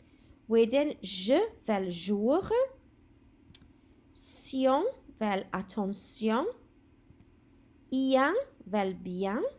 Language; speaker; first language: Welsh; non-native, local second language; English